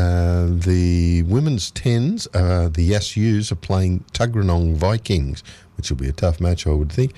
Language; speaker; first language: English; native; English